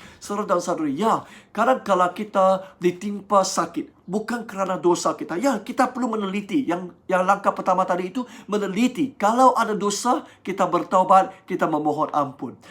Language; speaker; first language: Malay; non-native, local second language; Chinese